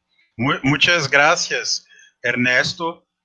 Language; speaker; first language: Spanish; non-native, learner; Portuguese